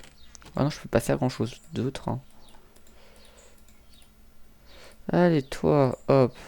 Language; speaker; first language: French; native; French